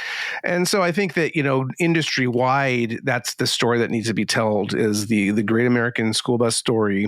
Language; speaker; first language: English; native; English